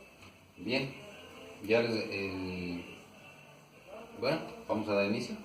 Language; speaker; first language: Spanish; native; Spanish